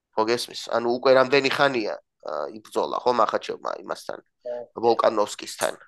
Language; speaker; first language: Georgian; native; Georgian